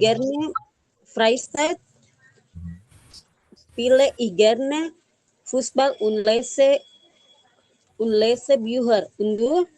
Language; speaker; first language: German; non-native, learner; Indonesian